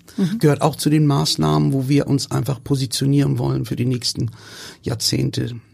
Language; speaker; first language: German; early bilingual, other home language; Turkish